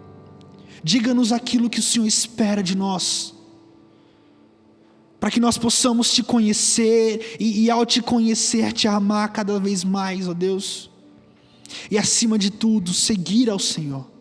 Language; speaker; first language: Portuguese; native; Portuguese